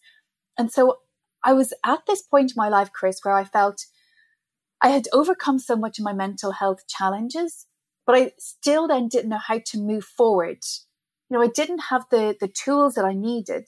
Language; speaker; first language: English; native; English